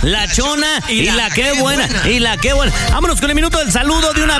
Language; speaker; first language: Spanish; native; Spanish